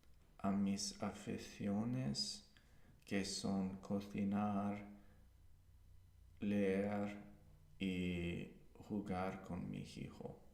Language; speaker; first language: Spanish; non-native, learner; English